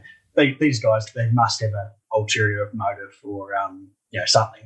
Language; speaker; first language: English; native; English